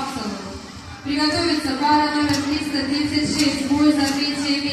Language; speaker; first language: Russian; native; Russian